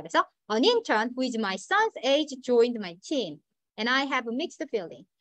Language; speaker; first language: English; non-native, fluent; Korean